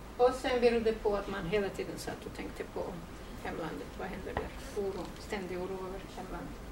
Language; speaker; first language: Swedish; non-native, fluent; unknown